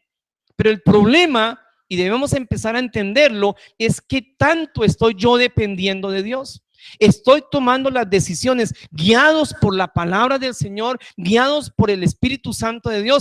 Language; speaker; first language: Spanish; native; Spanish